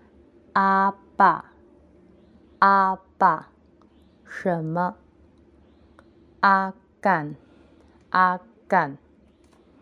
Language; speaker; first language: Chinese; non-native, local second language; Indonesian